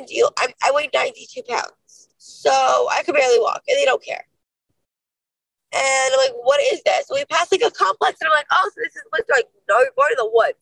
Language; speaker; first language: English; native; English